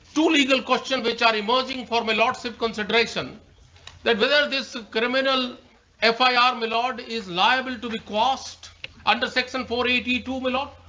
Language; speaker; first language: English; non-native, local second language; Hindi